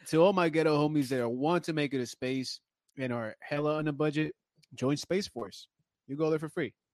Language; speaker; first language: English; early bilingual, other home language; Spanish